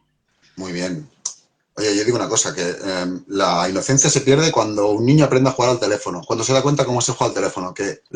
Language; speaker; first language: Spanish; native; Spanish